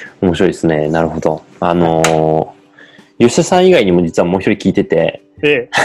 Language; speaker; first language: Japanese; native; Japanese